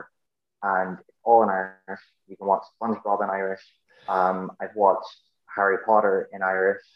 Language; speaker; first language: English; native; English